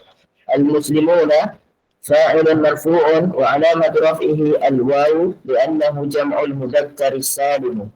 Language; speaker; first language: Arabic; non-native, learner; Indonesian